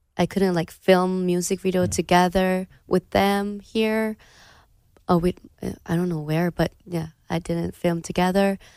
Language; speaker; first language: English; non-native, fluent; Thai